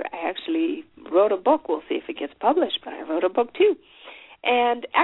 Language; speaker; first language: English; non-native, local second language; Shona